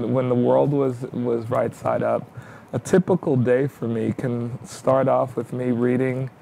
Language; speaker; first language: English; native; English